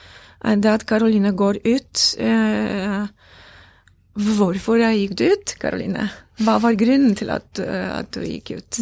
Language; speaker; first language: Norwegian; non-native, fluent; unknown